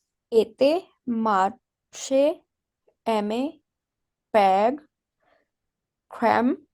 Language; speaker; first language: French; non-native, learner; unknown